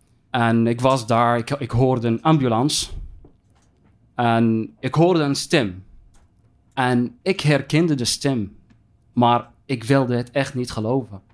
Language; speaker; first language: Dutch; non-native, fluent; Arabic